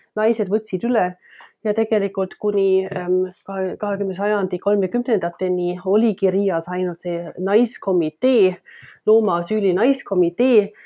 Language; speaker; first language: Estonian; non-native, fluent; German